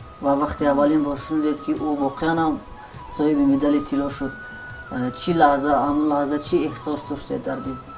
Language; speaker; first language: Persian; native; Persian